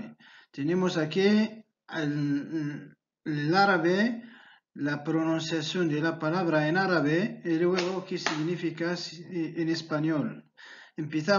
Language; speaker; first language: Spanish; non-native, fluent; Arabic